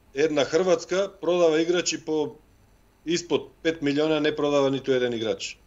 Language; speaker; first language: Macedonian; native; Macedonian